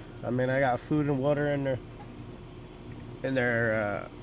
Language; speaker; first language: English; native; English